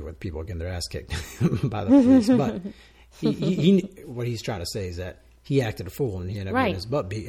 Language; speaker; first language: English; non-native, fluent; Spanish